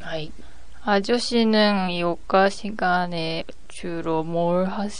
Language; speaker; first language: Korean; non-native, learner; Japanese